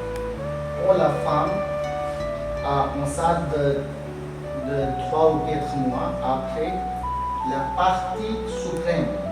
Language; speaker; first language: French; non-native, learner; Hindi